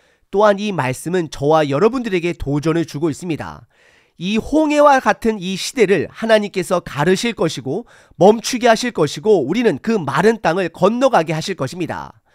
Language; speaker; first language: Korean; native; Korean